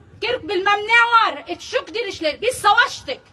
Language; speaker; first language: Turkish; non-native, learner; Arabic